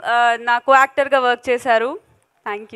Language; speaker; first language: Telugu; native; Telugu